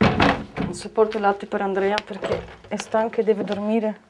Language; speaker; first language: Italian; non-native, fluent; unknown